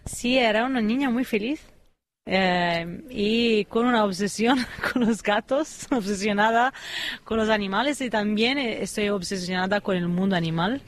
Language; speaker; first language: Spanish; non-native, fluent; Italian